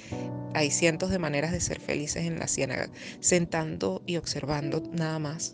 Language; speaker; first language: Spanish; native; Spanish